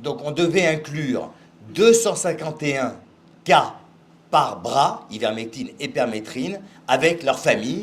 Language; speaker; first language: French; native; French